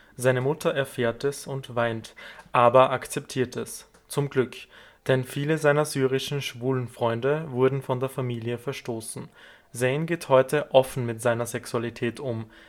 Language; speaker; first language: German; native; German